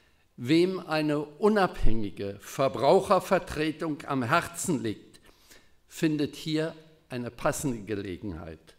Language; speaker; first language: German; native; German